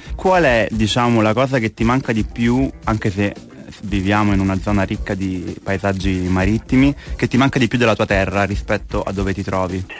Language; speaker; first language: Italian; native; Italian